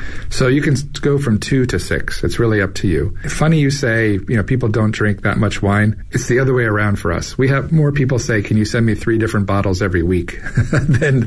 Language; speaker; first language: English; native; English